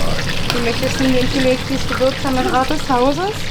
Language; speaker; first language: German; native; German